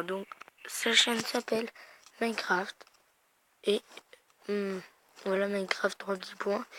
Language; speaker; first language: French; native; French